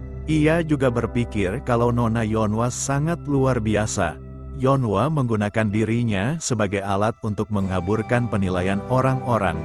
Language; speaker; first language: Indonesian; native; Indonesian